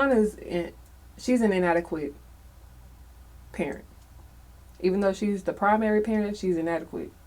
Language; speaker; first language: English; native; English